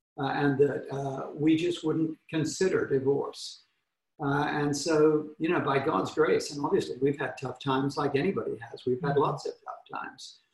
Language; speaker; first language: English; native; English